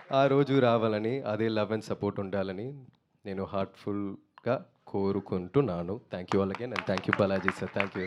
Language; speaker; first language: Telugu; non-native, learner; Tamil